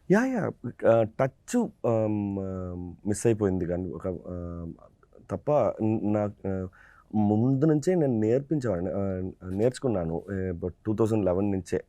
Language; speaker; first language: Telugu; non-native, fluent; Tamil